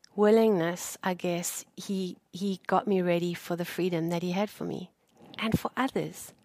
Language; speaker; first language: English; native; English